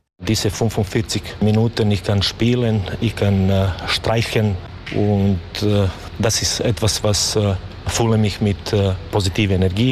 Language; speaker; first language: German; non-native, learner; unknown